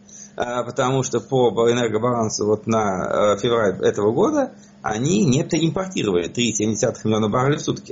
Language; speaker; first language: Russian; native; Russian